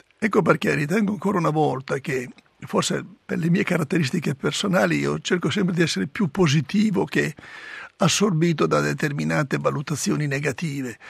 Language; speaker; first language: Italian; native; Italian